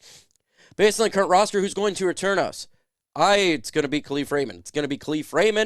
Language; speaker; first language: English; native; English